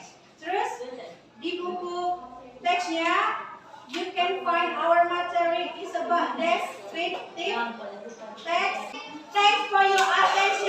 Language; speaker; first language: English; non-native, learner; Indonesian